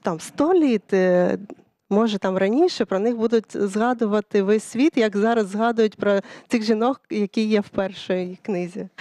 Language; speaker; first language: Ukrainian; early bilingual, other home language; Russian